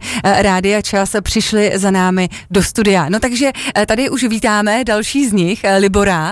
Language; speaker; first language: Czech; native; Czech